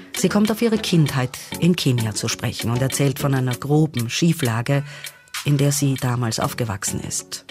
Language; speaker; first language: German; native; German